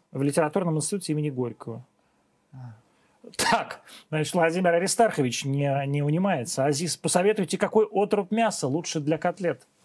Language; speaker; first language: Russian; native; Russian